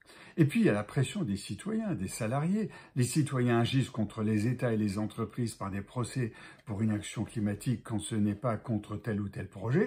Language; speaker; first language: French; native; French